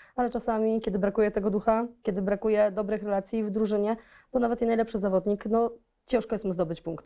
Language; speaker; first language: Polish; native; Polish